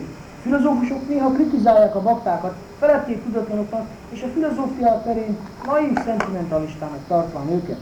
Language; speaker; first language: Hungarian; native; Hungarian